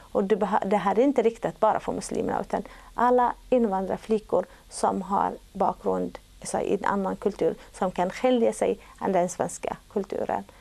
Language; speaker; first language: Swedish; non-native, fluent; Arabic